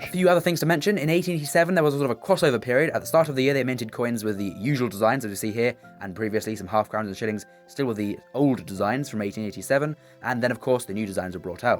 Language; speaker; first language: English; native; English